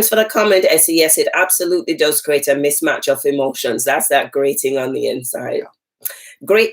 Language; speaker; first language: English; native; English